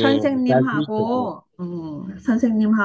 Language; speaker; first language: Korean; non-native, learner; Tetum